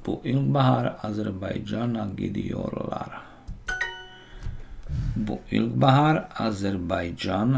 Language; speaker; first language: Turkish; non-native, learner; Slovak